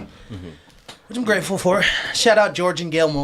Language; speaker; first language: English; native; English